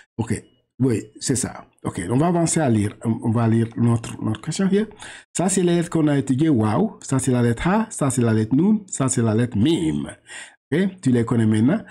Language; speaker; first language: French; non-native, local second language; Wolof